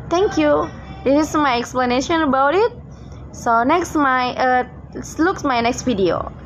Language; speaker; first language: English; non-native, fluent; Indonesian